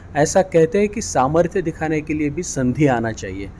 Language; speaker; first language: Hindi; non-native, local second language; Marathi